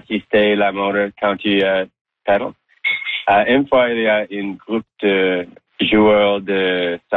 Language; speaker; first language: French; non-native, learner; English